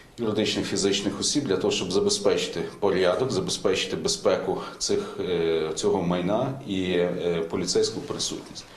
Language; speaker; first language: Ukrainian; native; Ukrainian